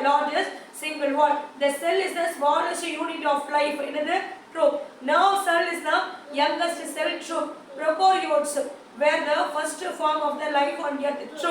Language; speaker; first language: English; non-native, local second language; Tamil